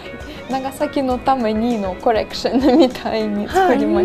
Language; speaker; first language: Japanese; non-native, learner; Ukrainian